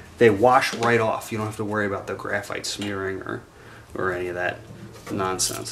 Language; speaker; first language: English; native; English